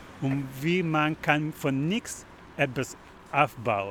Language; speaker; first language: German; non-native, learner; Spanish